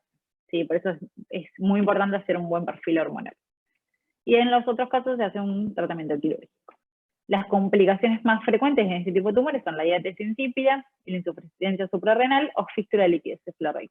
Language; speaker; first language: Spanish; native; Spanish